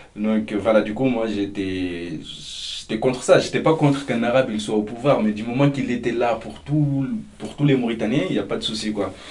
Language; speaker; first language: French; non-native, local second language; Fula